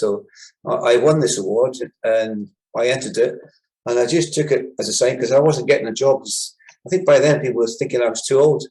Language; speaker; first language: English; native; English